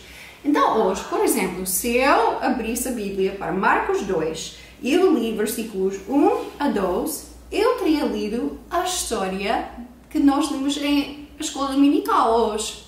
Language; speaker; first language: Portuguese; non-native, fluent; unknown